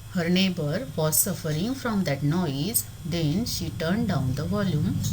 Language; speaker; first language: English; non-native, local second language; Marathi